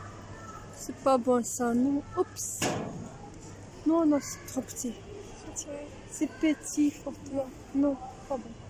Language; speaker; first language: French; non-native, local second language; Arabic